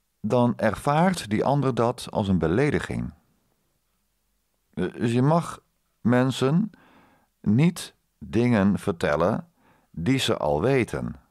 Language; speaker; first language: Dutch; native; Dutch